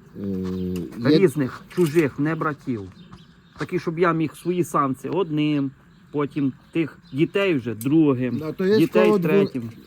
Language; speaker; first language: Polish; non-native, learner; Ukrainian